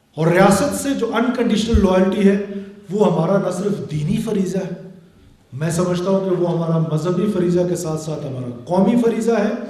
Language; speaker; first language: Urdu; non-native, local second language; Baluchi